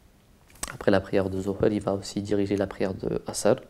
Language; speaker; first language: French; native; French